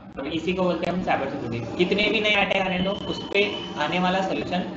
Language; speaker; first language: Hindi; non-native, local second language; Marathi